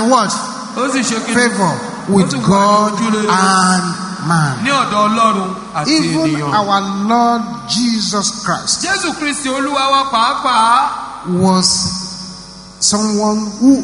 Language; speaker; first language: English; non-native, local second language; Yoruba